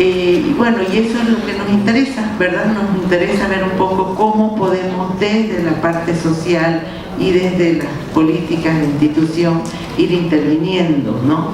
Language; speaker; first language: Spanish; native; Spanish